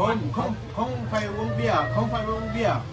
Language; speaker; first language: Vietnamese; non-native, learner; Portuguese